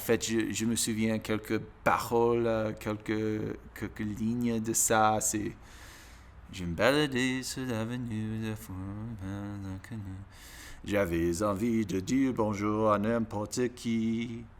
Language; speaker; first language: French; non-native, learner; English